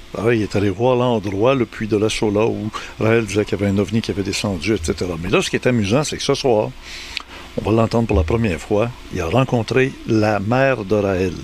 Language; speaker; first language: French; native; French